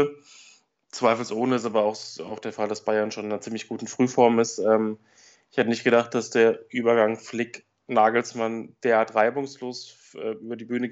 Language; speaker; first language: German; native; German